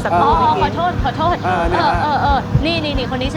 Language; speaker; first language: Thai; native; Thai